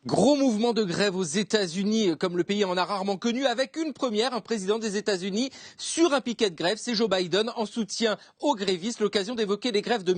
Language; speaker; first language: French; native; French